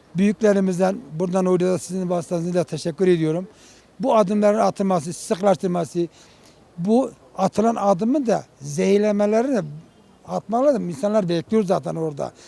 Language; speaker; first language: Turkish; non-native, local second language; Kurdish